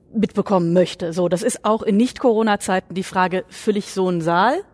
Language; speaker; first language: German; native; German